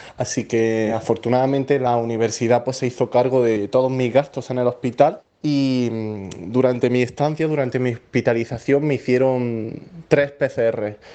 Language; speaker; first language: Spanish; native; Spanish